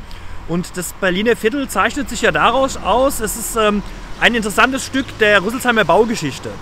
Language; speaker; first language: German; native; German